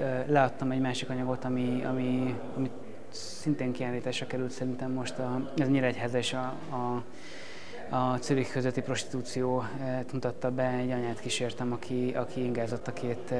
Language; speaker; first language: Hungarian; native; Hungarian